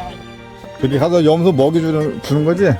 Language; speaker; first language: Korean; native; Korean